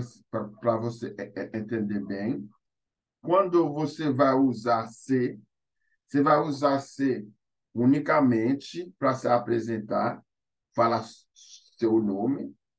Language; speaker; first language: Portuguese; non-native, fluent; Haitian Creole